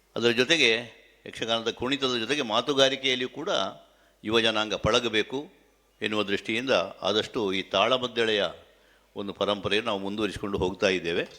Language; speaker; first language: Kannada; native; Kannada